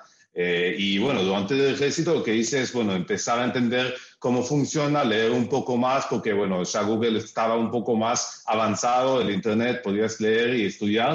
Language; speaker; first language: Spanish; early bilingual, heritage; Spanish